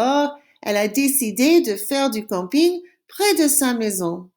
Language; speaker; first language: French; non-native, fluent; English